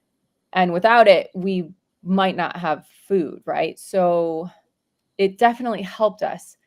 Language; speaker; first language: English; native; English